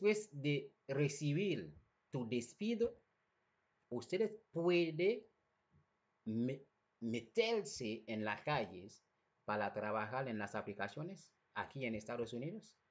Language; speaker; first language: Spanish; non-native, fluent; Haitian Creole